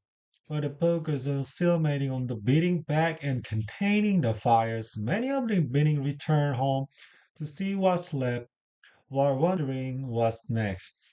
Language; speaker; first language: English; non-native, learner; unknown